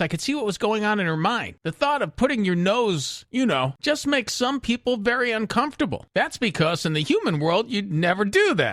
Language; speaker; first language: English; native; English